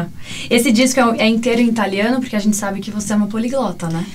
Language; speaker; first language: Portuguese; native; Portuguese